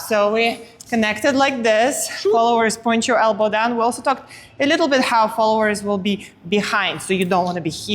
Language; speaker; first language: English; native; English